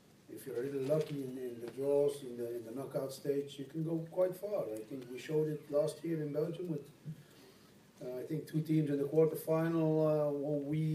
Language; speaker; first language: English; non-native, fluent; Dutch